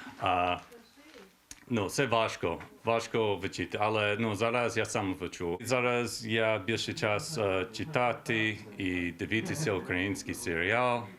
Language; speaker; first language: Ukrainian; non-native, learner; English